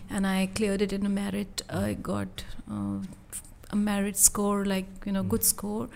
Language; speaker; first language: English; non-native, local second language; Hindi